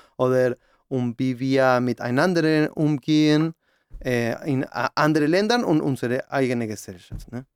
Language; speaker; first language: German; non-native, fluent; Spanish